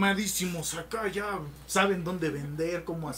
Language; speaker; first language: Spanish; native; Spanish